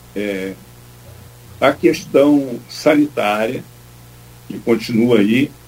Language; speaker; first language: Portuguese; native; Portuguese